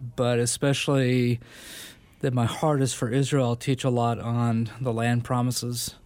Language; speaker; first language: English; native; English